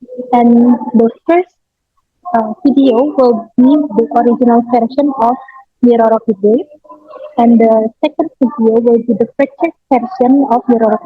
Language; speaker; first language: English; non-native, learner; Indonesian